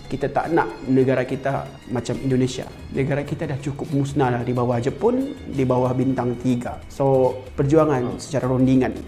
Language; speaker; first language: Malay; native; Malay